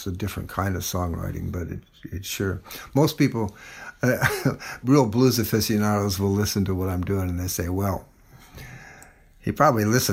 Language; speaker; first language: English; native; English